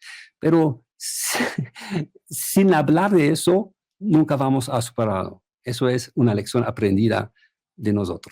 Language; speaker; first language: Spanish; non-native, fluent; German